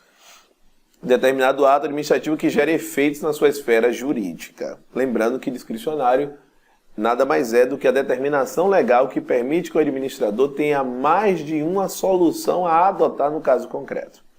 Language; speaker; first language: Portuguese; native; Portuguese